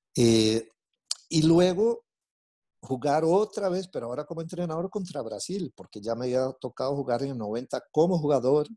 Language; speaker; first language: Spanish; non-native, fluent; Portuguese